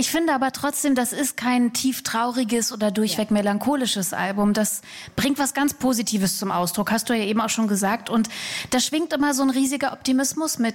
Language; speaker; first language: German; native; German